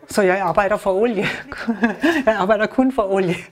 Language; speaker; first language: Danish; non-native, learner; German